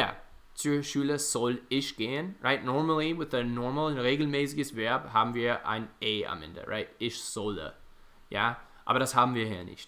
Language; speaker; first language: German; non-native, fluent; English